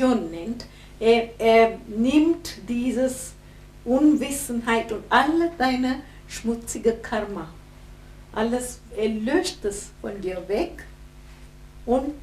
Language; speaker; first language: German; non-native, fluent; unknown